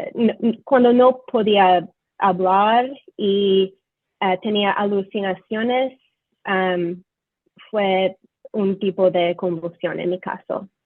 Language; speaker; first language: Spanish; non-native, fluent; English